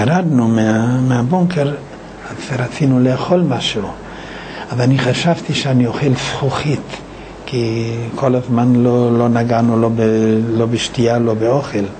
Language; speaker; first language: Hebrew; non-native, fluent; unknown